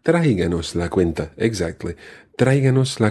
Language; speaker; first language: Spanish; non-native, fluent; English